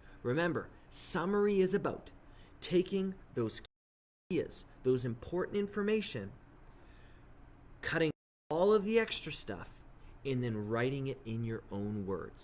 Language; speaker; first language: English; native; English